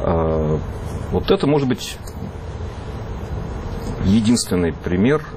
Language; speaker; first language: Russian; native; Russian